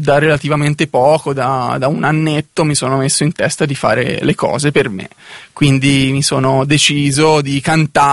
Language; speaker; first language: Italian; native; Italian